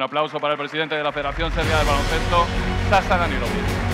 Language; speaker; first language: Spanish; native; Spanish